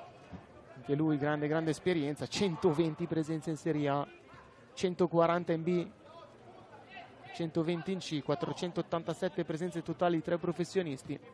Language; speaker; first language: Italian; native; Italian